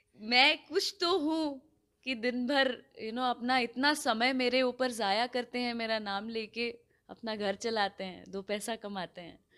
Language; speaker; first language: Hindi; native; Hindi